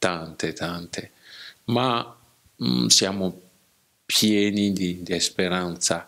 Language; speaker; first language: Italian; non-native, learner; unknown